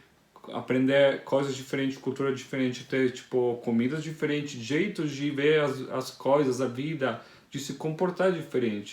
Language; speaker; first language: Portuguese; non-native, fluent; Italian